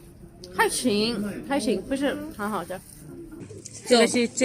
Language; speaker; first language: Chinese; non-native, learner; Urdu